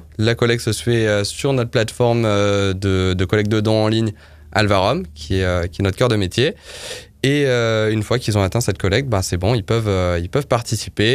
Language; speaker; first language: French; native; French